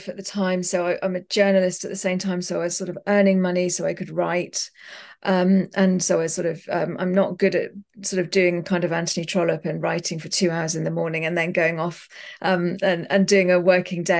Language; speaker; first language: English; native; English